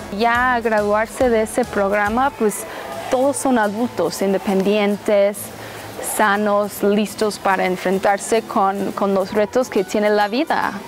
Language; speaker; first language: Spanish; native; Spanish